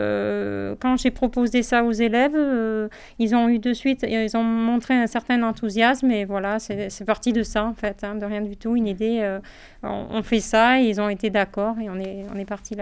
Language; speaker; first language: French; native; French